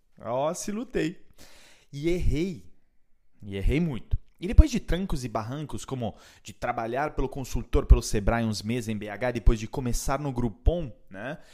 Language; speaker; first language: Portuguese; non-native, fluent; Italian